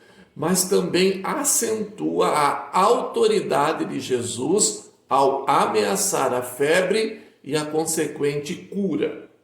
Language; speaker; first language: Portuguese; native; Portuguese